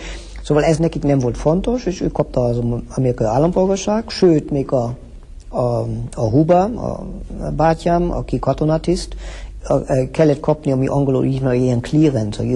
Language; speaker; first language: Hungarian; early bilingual, heritage; Hungarian